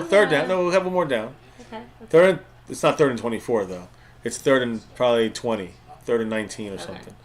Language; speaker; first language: English; native; English